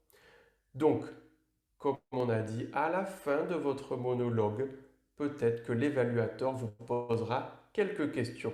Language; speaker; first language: French; native; French